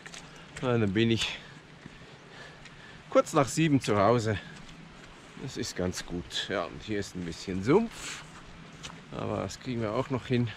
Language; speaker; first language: German; native; German